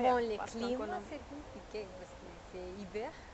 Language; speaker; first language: French; non-native, learner; Spanish